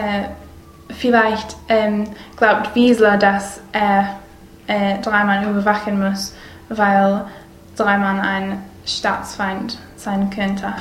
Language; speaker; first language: German; non-native, learner; English